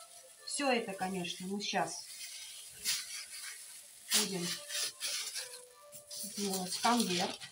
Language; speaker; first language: Russian; non-native, fluent; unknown